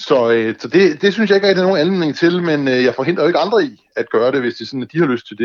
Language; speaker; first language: Danish; native; Danish